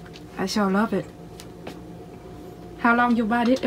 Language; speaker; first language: English; non-native, learner; Vietnamese